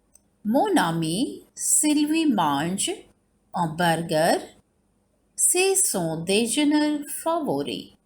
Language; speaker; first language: French; non-native, fluent; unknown